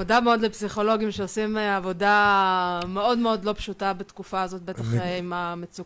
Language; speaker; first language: Hebrew; native; Hebrew